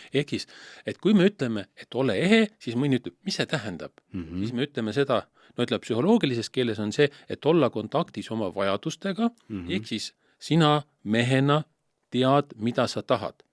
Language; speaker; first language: Estonian; native; Estonian